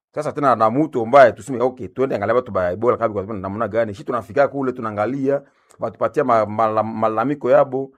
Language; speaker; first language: Swahili; non-native, local second language; Nande